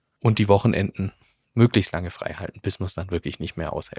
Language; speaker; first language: German; native; German